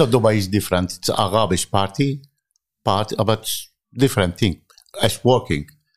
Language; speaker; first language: English; non-native, learner; Arabic